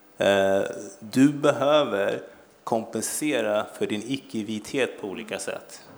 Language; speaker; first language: Swedish; early bilingual, other home language; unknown